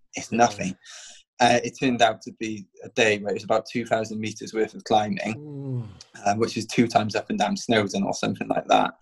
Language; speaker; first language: English; native; English